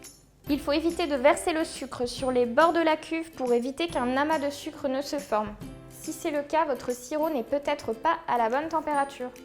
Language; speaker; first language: French; native; French